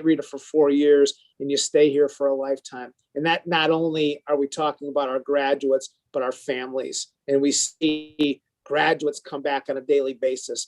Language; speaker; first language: English; native; English